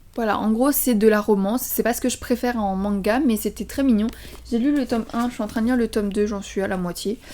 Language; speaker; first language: French; early bilingual, other home language; Vietnamese